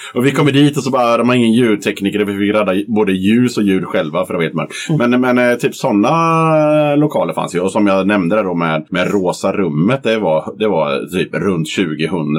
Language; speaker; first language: Swedish; native; Swedish